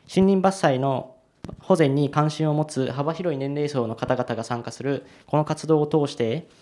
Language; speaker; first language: Japanese; native; Japanese